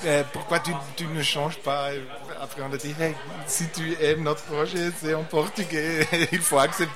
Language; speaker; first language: French; non-native, learner; Portuguese